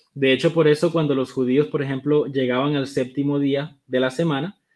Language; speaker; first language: Spanish; native; Spanish